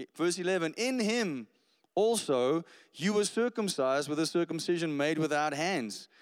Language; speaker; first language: English; non-native, local second language; Afrikaans